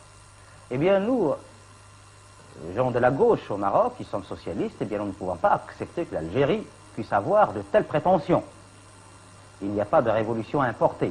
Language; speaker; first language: French; non-native, local second language; Arabic